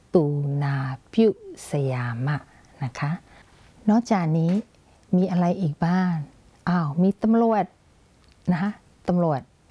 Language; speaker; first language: Thai; non-native, fluent; Burmese